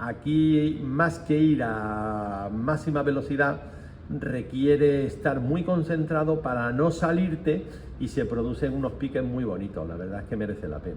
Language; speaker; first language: Spanish; native; Spanish